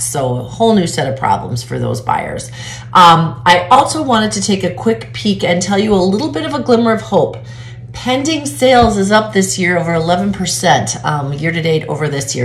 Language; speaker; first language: English; native; English